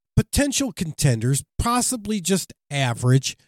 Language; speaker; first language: English; native; English